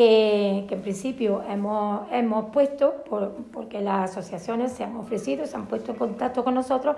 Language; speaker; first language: Spanish; native; Spanish